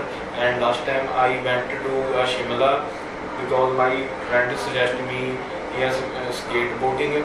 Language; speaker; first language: English; non-native, learner; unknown